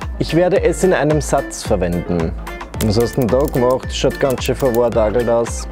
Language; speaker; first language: German; native; German